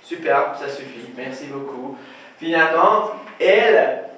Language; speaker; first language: French; non-native, fluent; Persian